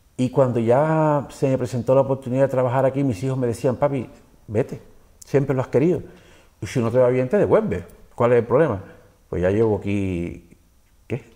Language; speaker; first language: Spanish; native; Spanish